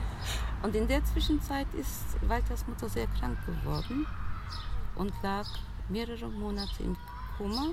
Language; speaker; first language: German; early bilingual, other home language; Turkish